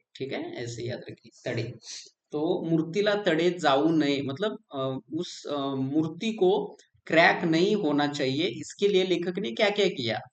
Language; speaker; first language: Hindi; non-native, local second language; Marathi